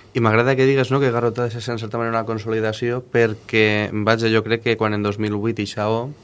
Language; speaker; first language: Catalan; native; Catalan